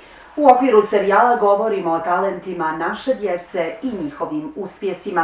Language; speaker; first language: Croatian; native; Croatian